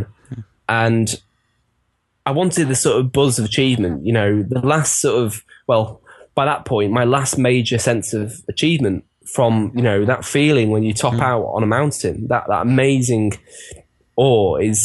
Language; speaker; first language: English; native; English